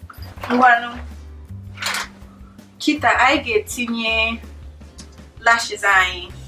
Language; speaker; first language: Igbo; early bilingual, heritage; English